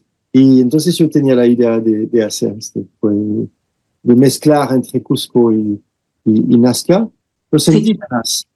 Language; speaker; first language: Spanish; non-native, fluent; French